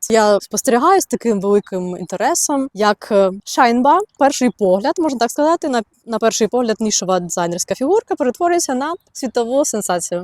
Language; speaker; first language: Ukrainian; native; Ukrainian